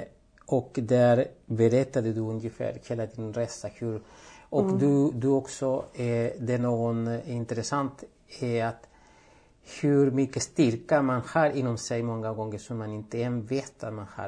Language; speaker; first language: Swedish; non-native, fluent; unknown